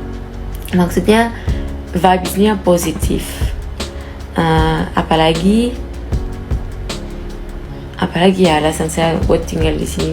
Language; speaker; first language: Indonesian; non-native, fluent; French